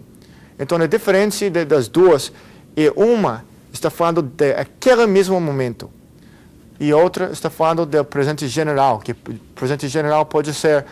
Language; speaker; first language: Portuguese; non-native, fluent; Spanish